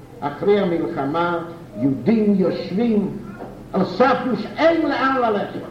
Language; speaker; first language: Hebrew; non-native, fluent; Yiddish